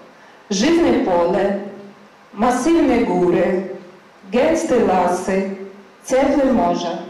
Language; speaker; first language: Polish; non-native, learner; Ukrainian